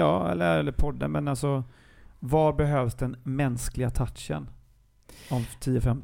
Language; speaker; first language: Swedish; native; Swedish